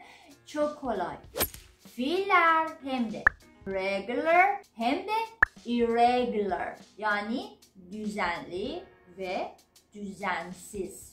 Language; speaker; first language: Turkish; non-native, fluent; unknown